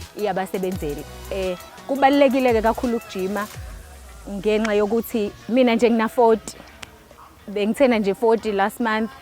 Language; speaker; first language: Zulu; native; Zulu